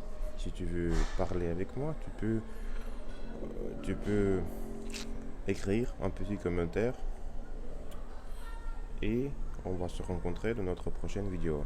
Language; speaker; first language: French; non-native, learner; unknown